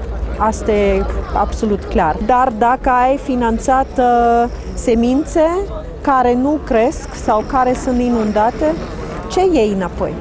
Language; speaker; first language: Romanian; non-native, fluent; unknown